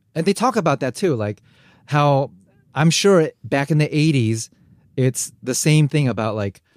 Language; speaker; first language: English; early bilingual, other home language; Korean